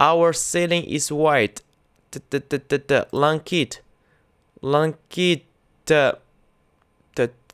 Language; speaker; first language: English; non-native, learner; Russian